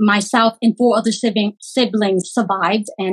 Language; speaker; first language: English; early bilingual, other home language; Khmer